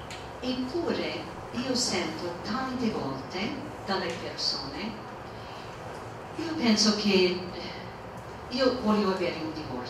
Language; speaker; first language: Italian; non-native, fluent; English